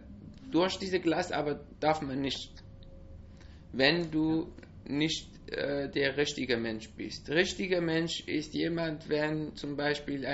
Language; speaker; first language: German; non-native, learner; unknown